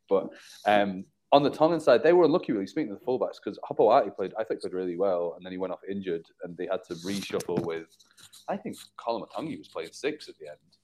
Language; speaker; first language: English; native; English